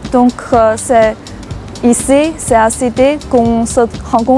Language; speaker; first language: French; non-native, fluent; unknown